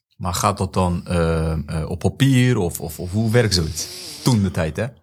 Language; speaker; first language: Dutch; native; Dutch